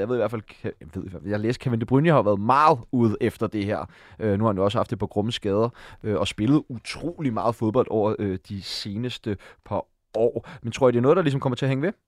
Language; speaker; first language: Danish; native; Danish